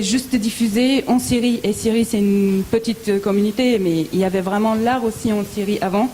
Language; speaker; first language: French; non-native, fluent; Arabic